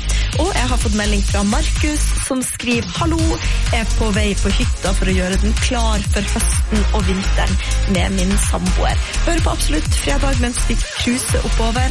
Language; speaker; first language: Norwegian; native; Norwegian